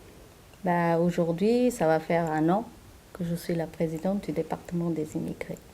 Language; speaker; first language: French; non-native, fluent; Portuguese